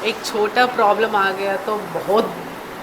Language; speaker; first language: Hindi; non-native, local second language; Malayalam